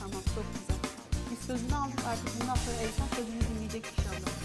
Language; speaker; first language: Turkish; native; Turkish